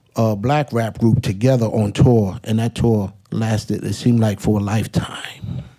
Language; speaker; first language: English; native; English